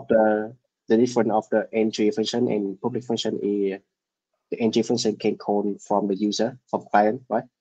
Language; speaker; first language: English; non-native, learner; Vietnamese